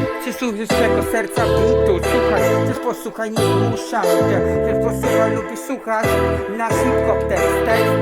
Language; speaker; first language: Polish; native; Polish